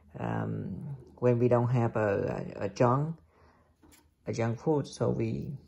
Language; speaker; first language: English; non-native, learner; Vietnamese